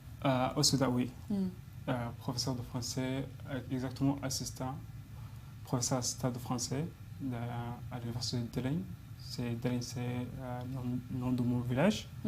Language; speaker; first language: French; non-native, fluent; Arabic